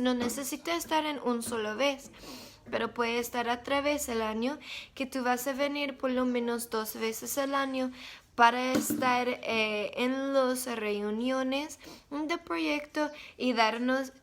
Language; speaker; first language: Spanish; non-native, learner; English